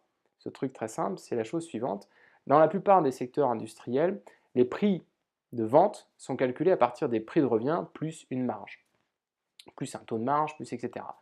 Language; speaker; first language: French; native; French